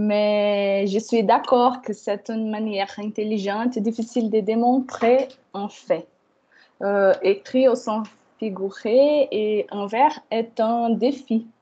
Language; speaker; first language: French; non-native, fluent; Portuguese